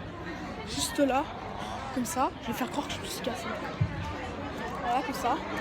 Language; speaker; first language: French; native; French